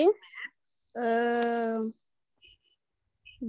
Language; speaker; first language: French; non-native, learner; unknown